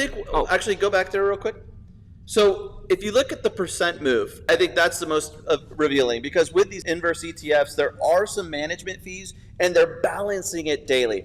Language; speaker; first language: English; native; English